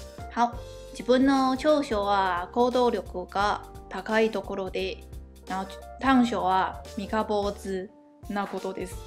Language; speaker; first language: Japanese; non-native, fluent; Chinese